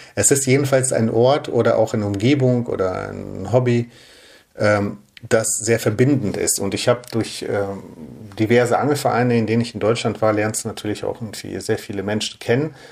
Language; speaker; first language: German; early bilingual, other home language; Russian